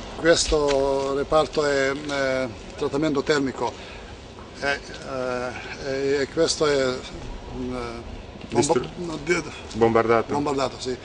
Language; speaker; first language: Italian; non-native, learner; Serbian